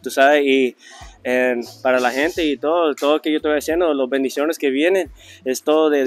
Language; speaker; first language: Spanish; early bilingual, heritage; Spanish